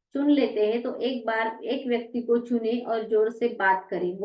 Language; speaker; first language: Hindi; non-native, local second language; Marathi